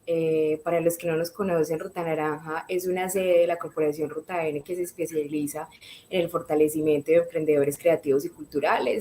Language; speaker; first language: Spanish; native; Spanish